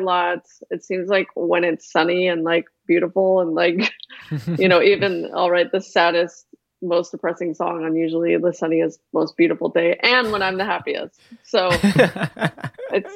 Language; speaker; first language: English; native; English